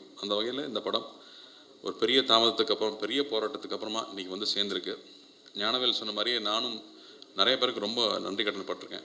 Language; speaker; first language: Tamil; native; Tamil